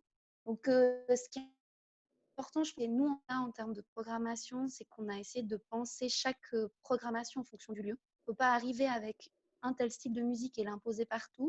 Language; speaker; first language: French; native; French